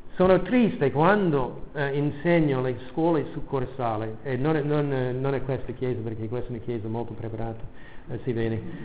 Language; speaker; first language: Italian; non-native, fluent; English